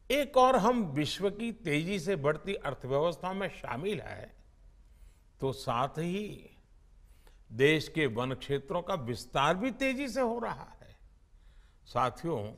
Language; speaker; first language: Hindi; non-native, local second language; Gujarati